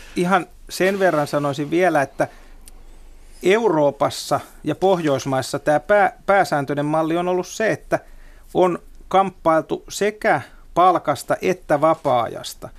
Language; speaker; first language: Finnish; native; Finnish